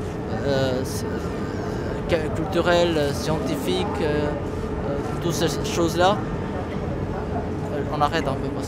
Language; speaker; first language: French; non-native, fluent; Albanian